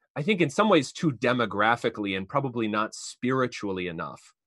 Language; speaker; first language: English; native; English